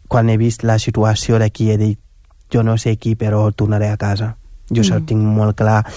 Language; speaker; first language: Catalan; non-native, fluent; Wolof